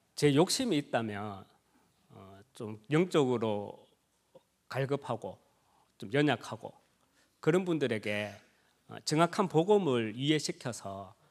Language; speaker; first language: Korean; native; Korean